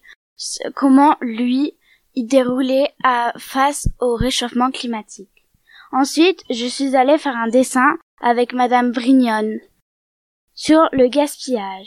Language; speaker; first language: French; native; French